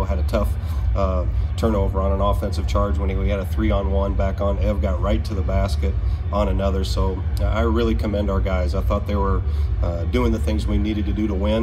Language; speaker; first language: English; native; English